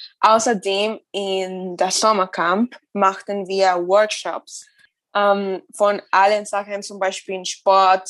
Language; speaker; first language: German; non-native, learner; Spanish